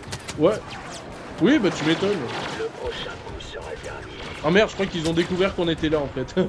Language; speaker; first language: French; native; French